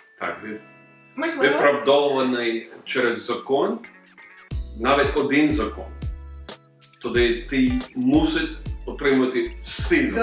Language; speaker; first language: Ukrainian; non-native, learner; English